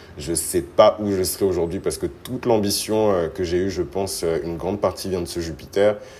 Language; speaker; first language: French; early bilingual, other home language; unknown